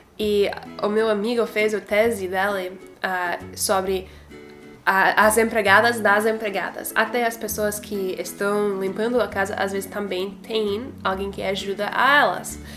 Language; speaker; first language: Portuguese; non-native, fluent; English